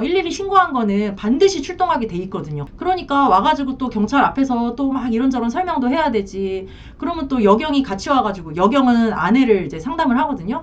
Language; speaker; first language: Korean; native; Korean